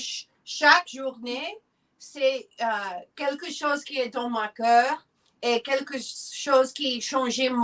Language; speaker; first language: French; non-native, learner; English